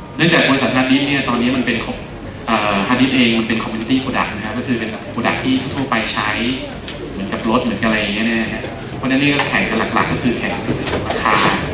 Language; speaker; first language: Thai; native; Thai